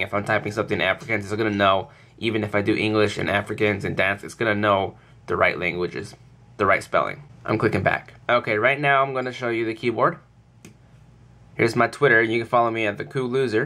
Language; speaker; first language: English; native; English